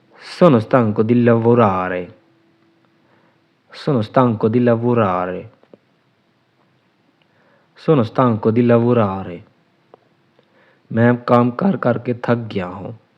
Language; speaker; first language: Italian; non-native, learner; Urdu